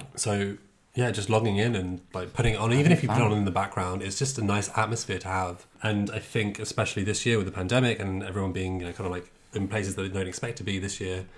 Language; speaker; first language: English; native; English